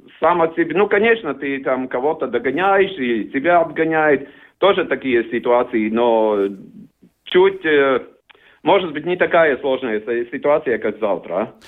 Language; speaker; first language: Russian; non-native, learner; Latvian